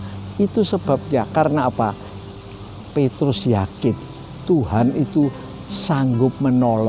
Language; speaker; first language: Indonesian; native; Indonesian